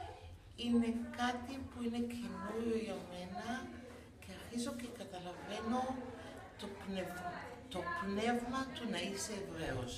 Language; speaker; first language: Greek; non-native, fluent; Hebrew